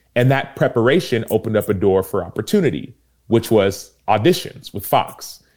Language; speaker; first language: English; early bilingual, other home language; Yoruba